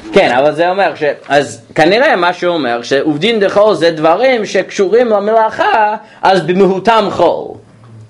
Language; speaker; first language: Hebrew; non-native, fluent; English